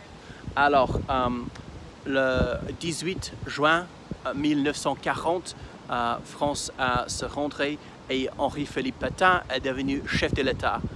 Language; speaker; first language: French; non-native, fluent; English